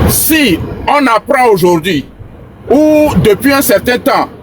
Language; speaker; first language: French; non-native, local second language; Ewe